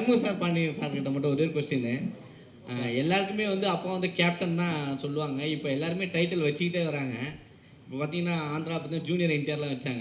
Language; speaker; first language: Tamil; native; Tamil